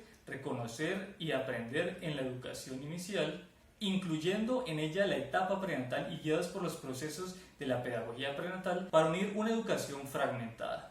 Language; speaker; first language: Spanish; native; Spanish